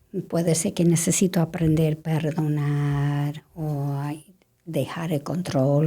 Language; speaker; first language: Spanish; non-native, fluent; English